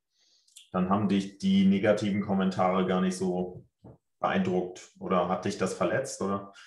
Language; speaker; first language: German; native; German